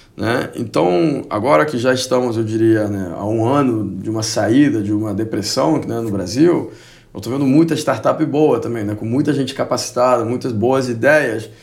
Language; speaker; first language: Portuguese; non-native, fluent; Spanish